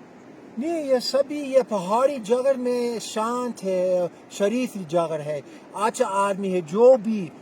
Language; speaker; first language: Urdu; non-native, local second language; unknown